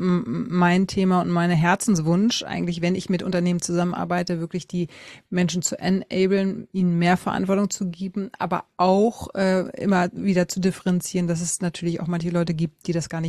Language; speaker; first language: German; native; German